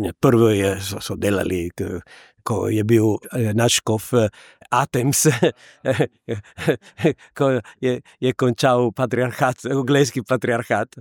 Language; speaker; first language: Slovenian; non-native, learner; Italian